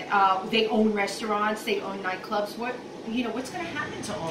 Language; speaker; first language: English; native; English